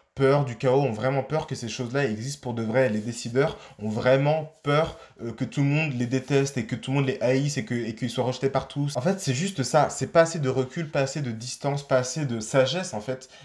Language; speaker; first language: French; native; French